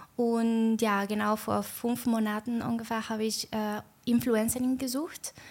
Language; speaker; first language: German; non-native, learner; Spanish